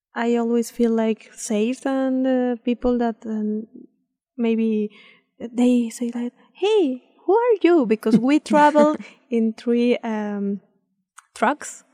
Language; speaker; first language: English; non-native, fluent; Spanish